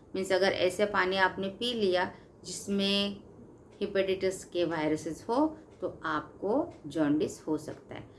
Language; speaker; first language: Hindi; non-native, local second language; Marathi